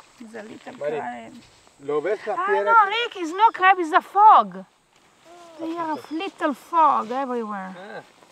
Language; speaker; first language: English; non-native, learner; Italian